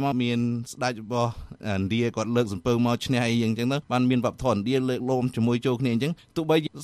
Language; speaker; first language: Khmer; native; Khmer